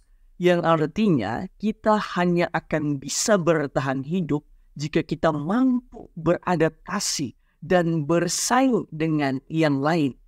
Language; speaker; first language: Indonesian; native; Indonesian